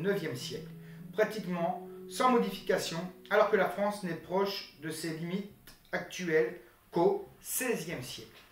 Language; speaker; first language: French; native; French